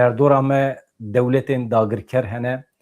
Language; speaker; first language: Kurdish; native; Kurdish